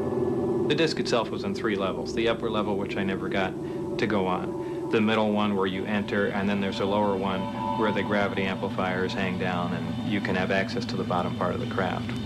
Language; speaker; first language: English; native; English